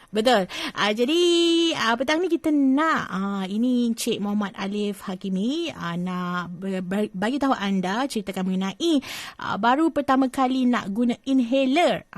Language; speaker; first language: Malay; native; Malay